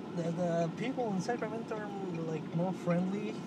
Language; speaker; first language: English; non-native, learner; Spanish